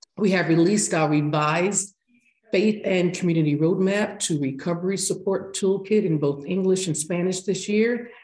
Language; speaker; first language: English; native; English